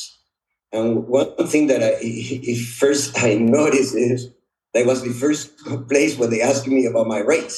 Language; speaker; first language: English; non-native, fluent; Spanish